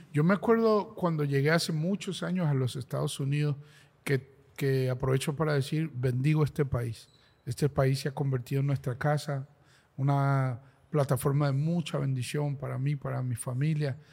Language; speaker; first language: Spanish; native; Spanish